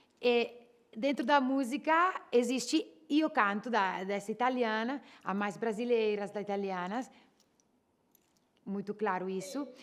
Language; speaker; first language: Portuguese; non-native, learner; Italian